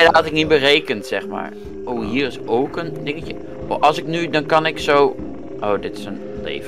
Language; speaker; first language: Dutch; native; Dutch